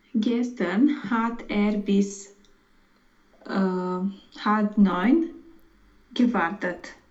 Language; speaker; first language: German; non-native, learner; Romanian